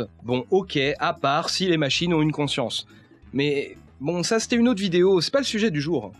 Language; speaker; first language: French; native; French